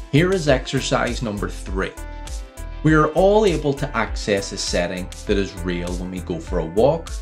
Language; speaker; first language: English; native; English